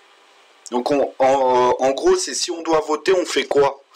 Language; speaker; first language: French; native; French